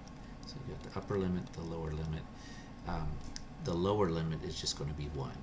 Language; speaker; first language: English; native; English